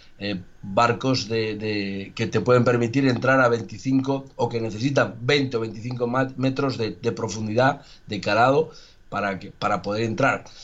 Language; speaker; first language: Spanish; native; Spanish